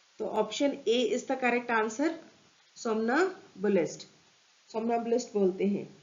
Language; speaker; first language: Hindi; native; Hindi